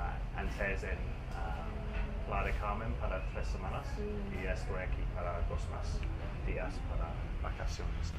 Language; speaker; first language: Spanish; non-native, learner; English